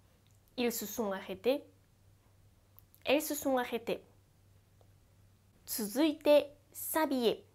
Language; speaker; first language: French; non-native, fluent; Japanese